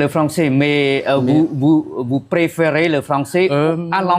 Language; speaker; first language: French; non-native, fluent; Khmer